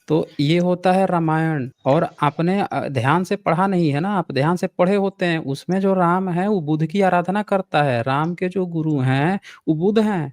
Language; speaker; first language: Hindi; native; Hindi